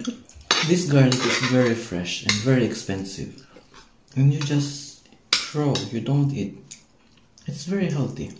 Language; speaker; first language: English; non-native, learner; Filipino